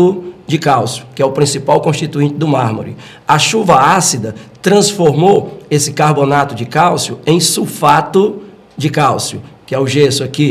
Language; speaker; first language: Portuguese; native; Portuguese